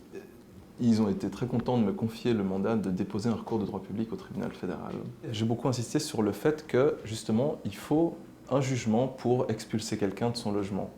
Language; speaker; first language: French; native; French